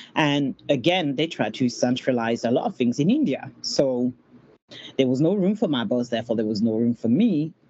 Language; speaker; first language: English; non-native, fluent; French